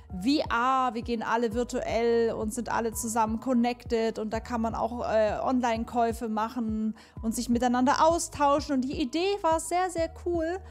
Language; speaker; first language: German; native; German